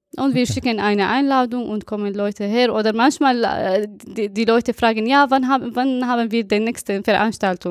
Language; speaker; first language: German; non-native, fluent; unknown